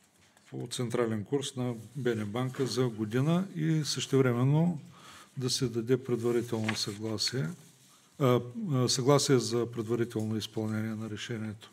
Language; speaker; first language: Bulgarian; native; Bulgarian